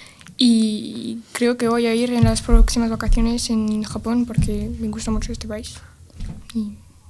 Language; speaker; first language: Spanish; early bilingual, other home language; French